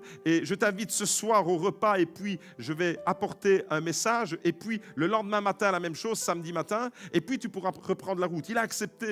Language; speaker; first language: French; native; French